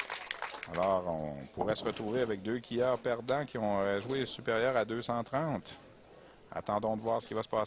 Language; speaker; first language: French; native; French